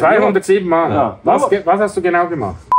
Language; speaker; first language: German; native; German